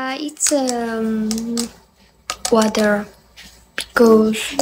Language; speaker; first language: English; non-native, learner; Spanish